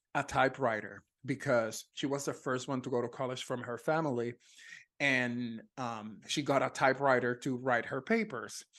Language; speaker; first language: English; non-native, fluent; Spanish